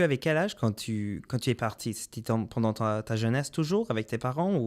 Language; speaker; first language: French; non-native, local second language; English